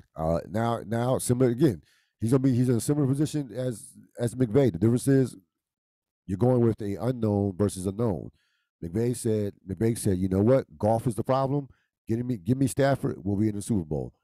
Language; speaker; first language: English; native; English